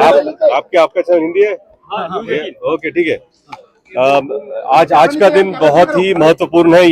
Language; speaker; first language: Hindi; non-native, local second language; Marathi